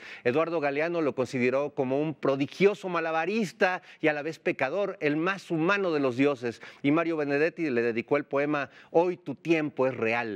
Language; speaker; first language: Spanish; native; Spanish